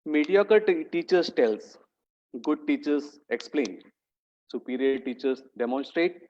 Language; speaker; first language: English; non-native, local second language; Hindi